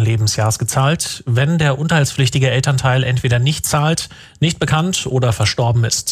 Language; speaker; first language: German; native; German